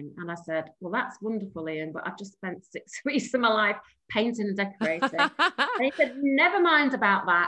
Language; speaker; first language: English; native; English